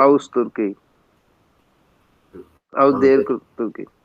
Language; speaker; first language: German; non-native, learner; Hindi